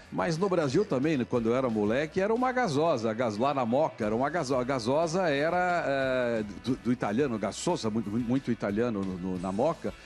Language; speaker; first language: Portuguese; native; Portuguese